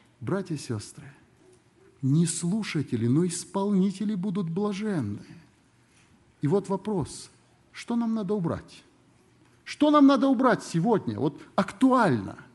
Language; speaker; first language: Russian; native; Russian